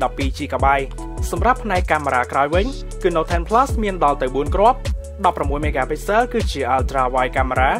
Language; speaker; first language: Khmer; native; Khmer